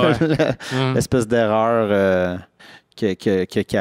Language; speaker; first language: French; native; French